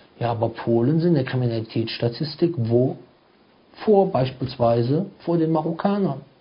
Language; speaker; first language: German; native; German